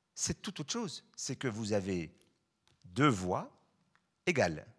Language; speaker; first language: French; native; French